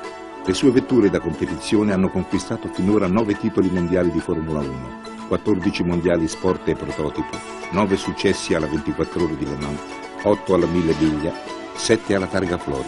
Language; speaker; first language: Italian; native; Italian